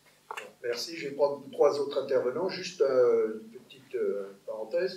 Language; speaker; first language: French; native; French